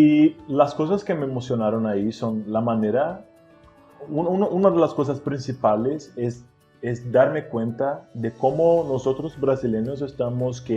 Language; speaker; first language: Spanish; non-native, fluent; Portuguese